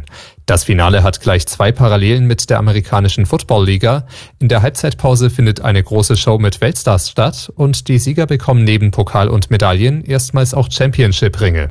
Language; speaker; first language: German; native; German